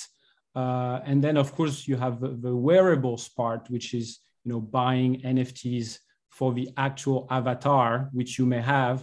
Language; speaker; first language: English; non-native, fluent; French